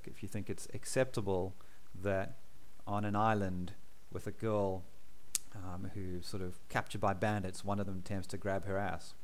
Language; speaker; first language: English; native; English